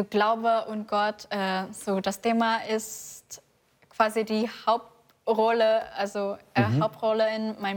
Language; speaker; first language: German; non-native, fluent; Indonesian